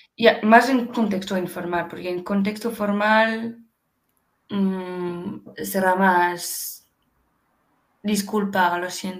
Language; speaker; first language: Spanish; non-native, learner; French